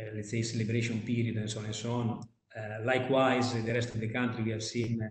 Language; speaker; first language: English; non-native, fluent; Italian